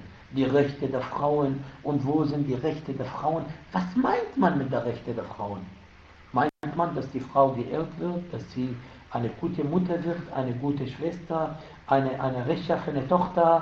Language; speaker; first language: German; non-native, fluent; Arabic